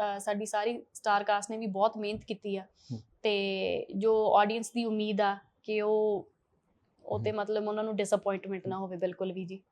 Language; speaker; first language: Punjabi; early bilingual, heritage; Punjabi